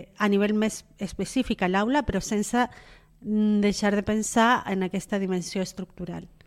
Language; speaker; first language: Catalan; non-native, local second language; Spanish